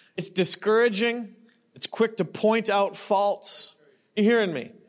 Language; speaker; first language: English; native; English